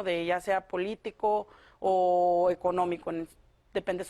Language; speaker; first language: Spanish; native; Spanish